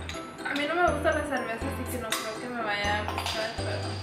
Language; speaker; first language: Spanish; early bilingual, other home language; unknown